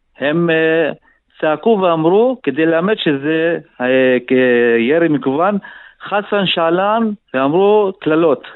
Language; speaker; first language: Hebrew; non-native, local second language; Arabic